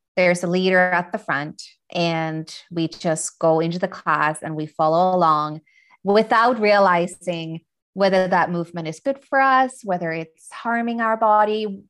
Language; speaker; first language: English; non-native, fluent; Finnish